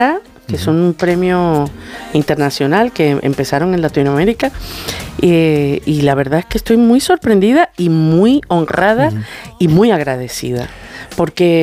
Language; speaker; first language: Spanish; native; Spanish